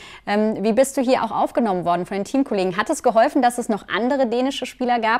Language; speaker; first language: German; native; German